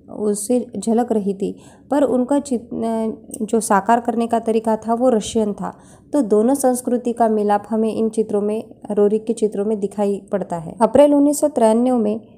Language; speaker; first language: Hindi; non-native, local second language; Marathi